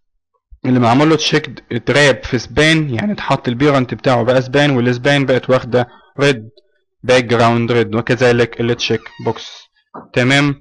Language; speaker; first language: Arabic; native; Arabic